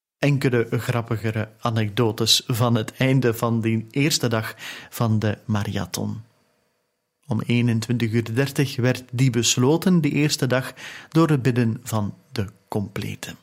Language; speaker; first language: Dutch; native; Dutch